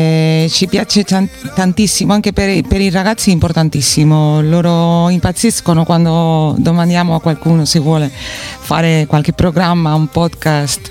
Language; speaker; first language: Italian; non-native, fluent; Spanish